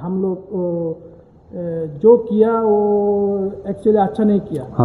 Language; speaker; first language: Hindi; non-native, learner; Bangla